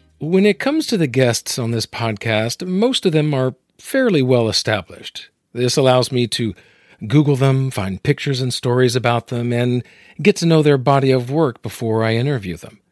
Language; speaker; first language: English; native; English